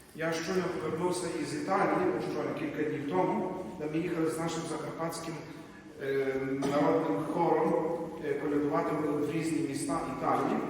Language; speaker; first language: Ukrainian; native; Ukrainian